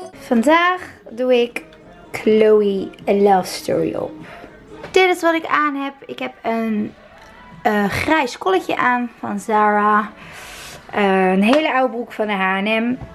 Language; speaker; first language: Dutch; native; Dutch